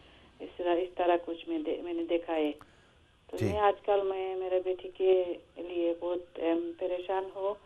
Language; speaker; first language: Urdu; non-native, fluent; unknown